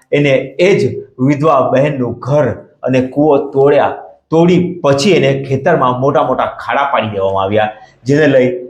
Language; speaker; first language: Gujarati; native; Gujarati